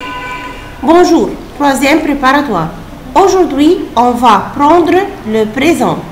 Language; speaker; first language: French; non-native, fluent; Arabic